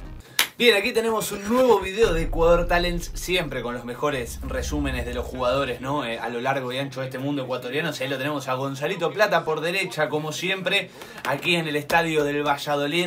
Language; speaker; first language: Spanish; native; Spanish